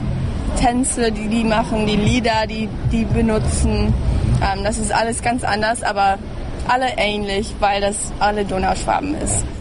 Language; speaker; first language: German; early bilingual, heritage; English